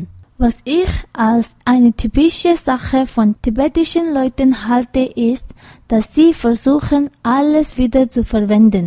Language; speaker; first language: German; non-native, learner; Tibetan